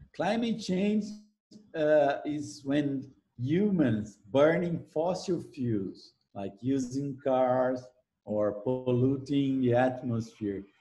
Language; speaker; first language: English; non-native, fluent; Portuguese